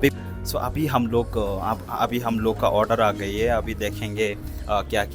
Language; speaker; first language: Hindi; non-native, local second language; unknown